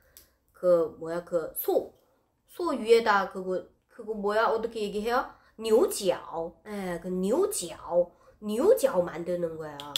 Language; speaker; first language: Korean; non-native, fluent; Chinese